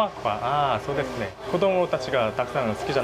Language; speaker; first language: Japanese; non-native, learner; Korean